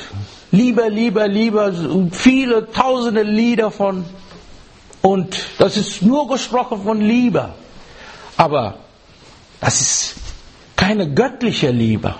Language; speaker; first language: German; non-native, learner; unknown